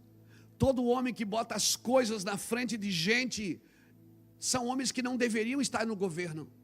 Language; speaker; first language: Portuguese; native; Portuguese